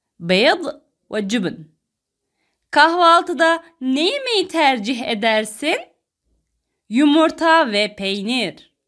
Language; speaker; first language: Turkish; non-native, fluent; Arabic